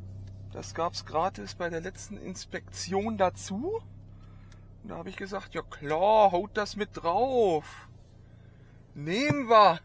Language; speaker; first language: German; native; German